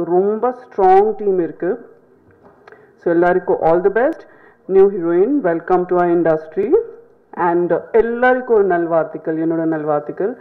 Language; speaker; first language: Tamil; non-native, fluent; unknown